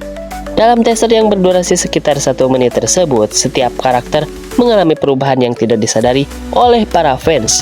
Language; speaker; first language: Indonesian; native; Indonesian